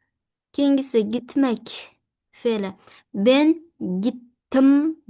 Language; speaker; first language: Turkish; non-native, fluent; Uzbek